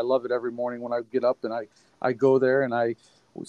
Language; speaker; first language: English; native; English